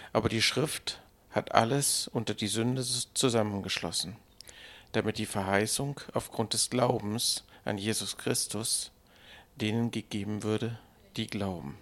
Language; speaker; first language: German; native; German